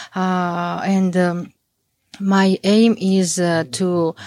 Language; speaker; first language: English; non-native, learner; Mingrelian